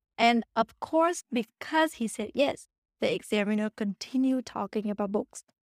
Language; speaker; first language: English; non-native, fluent; Vietnamese